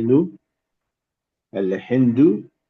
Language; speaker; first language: Arabic; non-native, learner; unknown